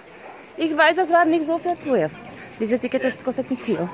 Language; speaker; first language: German; non-native, learner; Czech